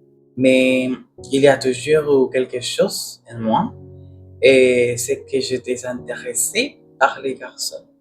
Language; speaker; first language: French; non-native, learner; Spanish